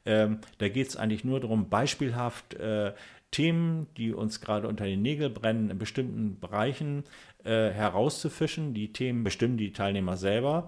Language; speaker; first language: German; native; German